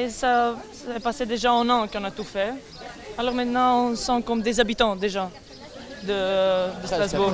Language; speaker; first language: French; non-native, learner; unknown